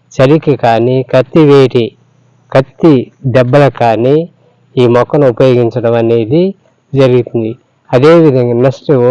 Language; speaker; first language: Telugu; non-native, local second language; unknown